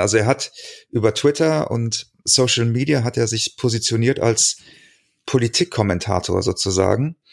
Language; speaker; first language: German; native; German